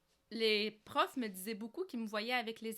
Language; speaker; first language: French; early bilingual, other home language; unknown